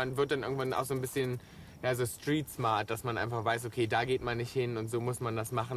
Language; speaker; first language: German; native; German